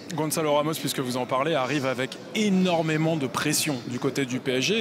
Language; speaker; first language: French; native; French